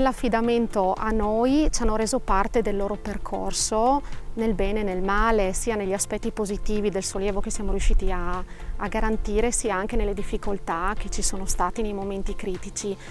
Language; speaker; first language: Italian; native; Italian